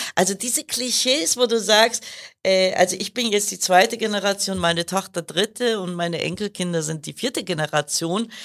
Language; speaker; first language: German; early bilingual, other home language; Kurdish